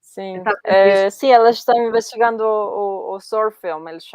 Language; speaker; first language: Portuguese; non-native, fluent; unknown